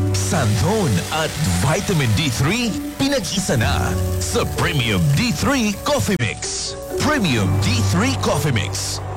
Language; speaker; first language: Filipino; non-native, local second language; Cebuano